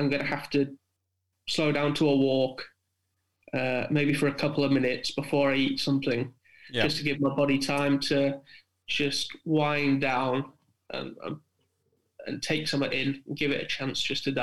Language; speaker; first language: English; native; English